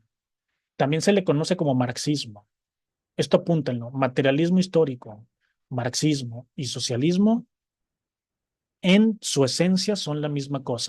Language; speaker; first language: Spanish; native; Spanish